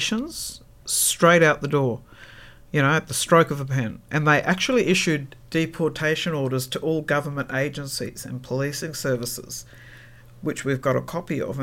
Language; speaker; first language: English; native; English